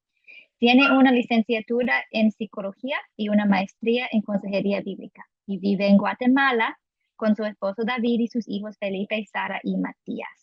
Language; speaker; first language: Spanish; non-native, fluent; English